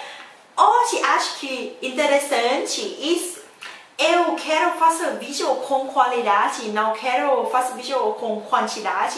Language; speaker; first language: Portuguese; non-native, learner; Thai